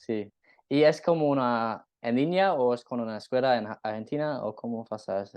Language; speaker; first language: Spanish; non-native, learner; English